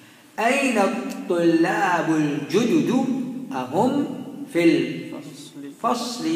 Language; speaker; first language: Arabic; non-native, fluent; French